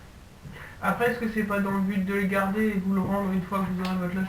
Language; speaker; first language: French; native; French